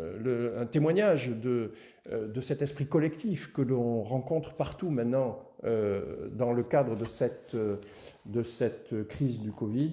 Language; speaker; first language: French; native; French